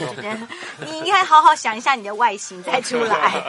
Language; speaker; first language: Chinese; native; Chinese